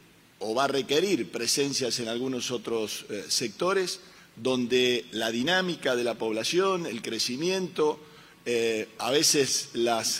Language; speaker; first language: Spanish; native; Spanish